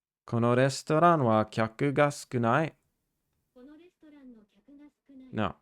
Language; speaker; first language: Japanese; non-native, learner; English